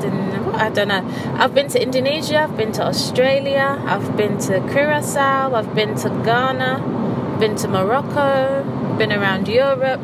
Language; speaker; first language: English; native; English